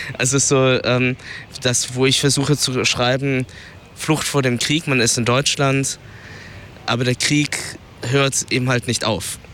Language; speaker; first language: German; early bilingual, other home language; Vietnamese